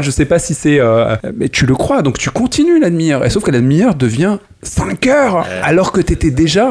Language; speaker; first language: French; native; French